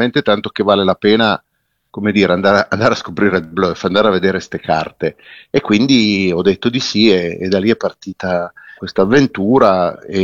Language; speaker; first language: Italian; native; Italian